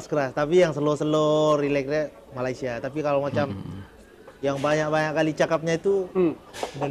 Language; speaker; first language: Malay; early bilingual, heritage; Indonesian